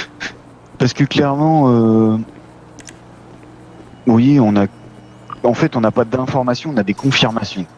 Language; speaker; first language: French; native; French